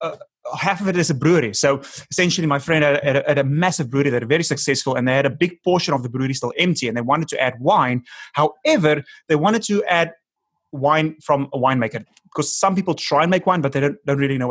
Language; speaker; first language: English; non-native, local second language; Afrikaans